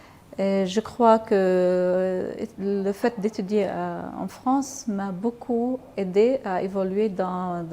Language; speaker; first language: French; non-native, fluent; Arabic